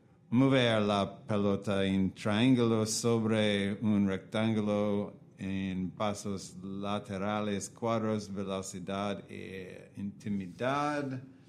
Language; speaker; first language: Spanish; non-native, learner; English